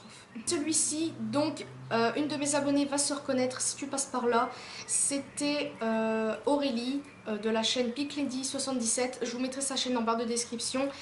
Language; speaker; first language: French; native; French